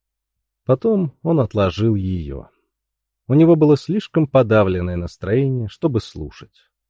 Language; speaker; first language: Russian; native; Russian